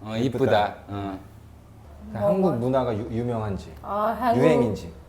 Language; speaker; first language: Korean; native; Korean